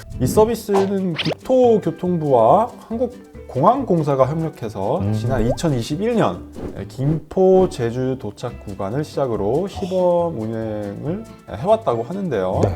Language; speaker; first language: Korean; non-native, fluent; Finnish